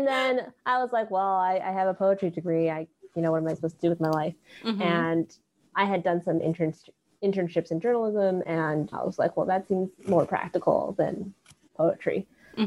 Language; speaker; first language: English; non-native, local second language; Cantonese